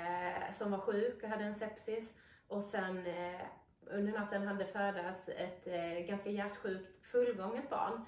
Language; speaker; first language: Swedish; native; Swedish